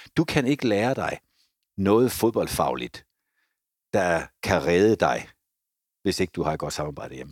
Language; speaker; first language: Danish; native; Danish